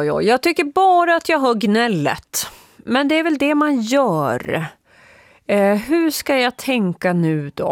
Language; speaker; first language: Swedish; native; Swedish